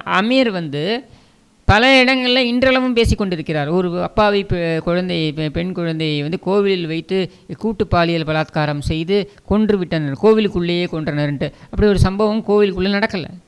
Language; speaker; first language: Tamil; native; Tamil